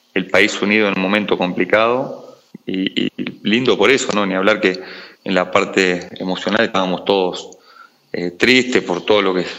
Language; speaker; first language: Spanish; native; Spanish